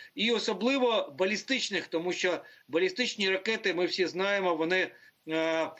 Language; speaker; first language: Ukrainian; native; Ukrainian